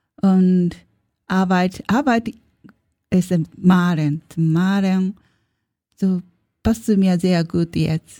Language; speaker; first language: German; non-native, learner; Japanese